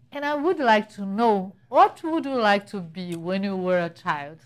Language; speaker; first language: English; non-native, learner; Portuguese